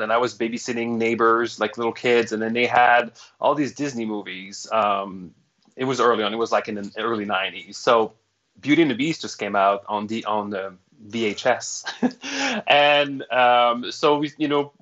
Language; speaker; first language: English; non-native, fluent; French